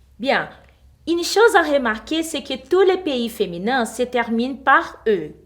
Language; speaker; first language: French; non-native, fluent; Portuguese